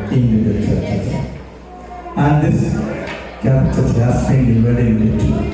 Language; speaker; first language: English; non-native, local second language; Malayalam